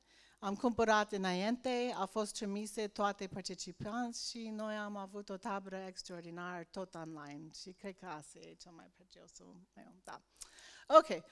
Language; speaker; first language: Romanian; non-native, learner; English